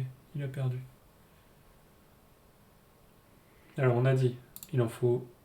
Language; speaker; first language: French; native; French